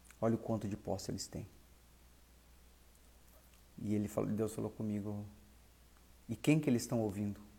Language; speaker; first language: Portuguese; native; Portuguese